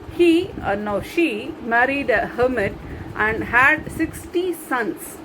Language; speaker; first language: English; non-native, local second language; Tamil